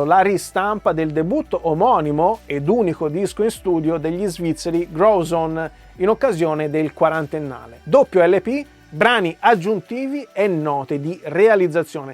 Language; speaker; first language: Italian; native; Italian